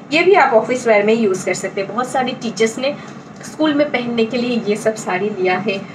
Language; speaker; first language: Hindi; non-native, local second language; Bangla